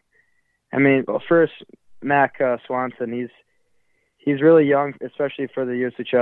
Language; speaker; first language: English; native; English